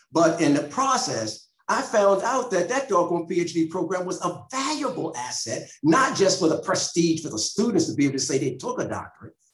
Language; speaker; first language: English; native; English